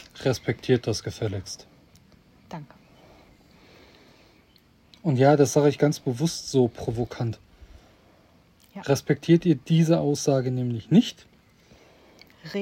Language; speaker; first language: German; native; German